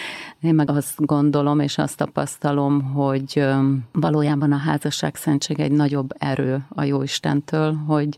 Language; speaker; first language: Hungarian; native; Hungarian